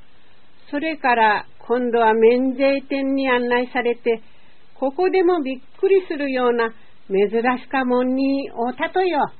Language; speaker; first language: Japanese; native; Japanese